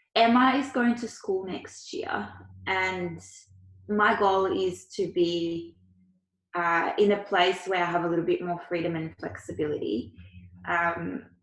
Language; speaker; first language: English; early bilingual, other home language; Ukrainian